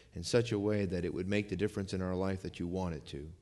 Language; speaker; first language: English; native; English